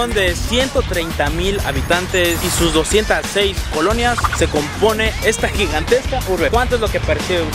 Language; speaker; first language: Spanish; native; Spanish